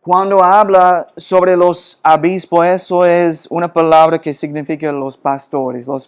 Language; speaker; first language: Spanish; non-native, fluent; English